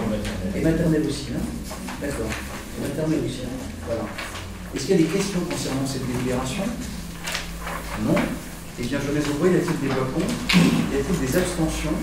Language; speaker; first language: French; native; French